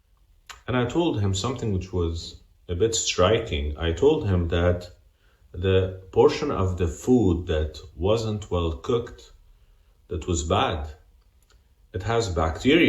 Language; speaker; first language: English; non-native, fluent; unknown